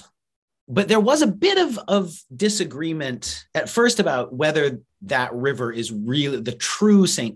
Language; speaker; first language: English; native; English